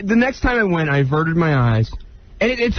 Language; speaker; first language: English; native; English